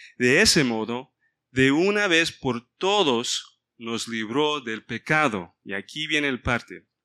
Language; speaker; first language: Spanish; early bilingual, heritage; Spanish